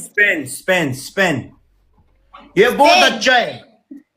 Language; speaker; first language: Hindi; non-native, fluent; Pashto